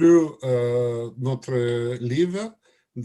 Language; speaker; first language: French; non-native, learner; Russian